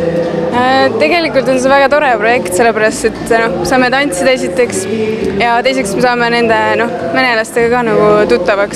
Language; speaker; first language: Estonian; non-native, local second language; Russian